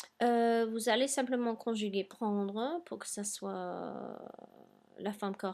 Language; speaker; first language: French; non-native, fluent; English